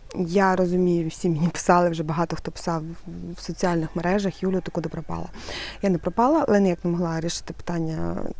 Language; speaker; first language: Ukrainian; native; Ukrainian